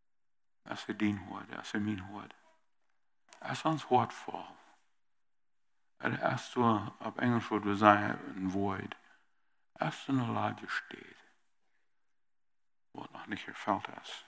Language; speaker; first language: German; early bilingual, heritage; German